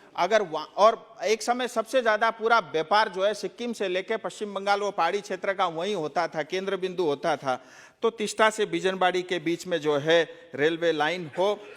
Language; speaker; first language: Hindi; non-native, local second language; Nepali